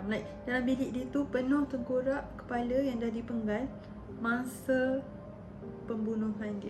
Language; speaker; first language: Malay; native; Malay